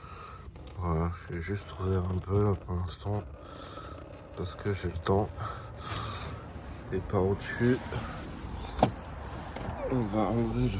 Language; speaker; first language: French; native; French